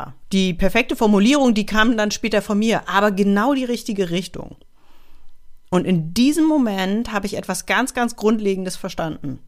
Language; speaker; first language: German; native; German